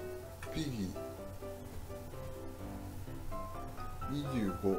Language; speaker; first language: Japanese; native; Japanese